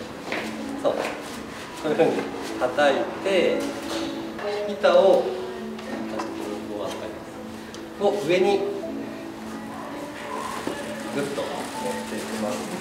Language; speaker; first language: Japanese; native; Japanese